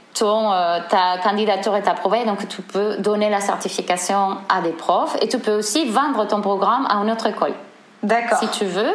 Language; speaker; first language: French; non-native, fluent; Spanish